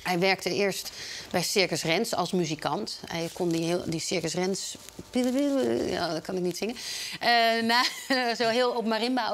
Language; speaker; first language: Dutch; native; Dutch